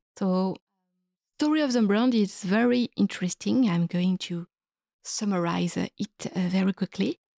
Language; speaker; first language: English; non-native, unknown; French